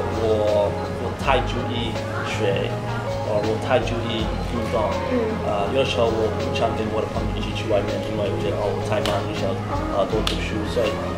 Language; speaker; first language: Chinese; non-native, learner; English